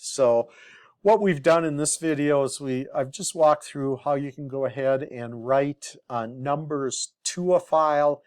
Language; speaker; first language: English; native; English